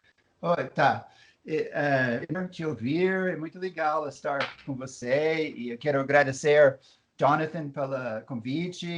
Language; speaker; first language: Portuguese; non-native, fluent; English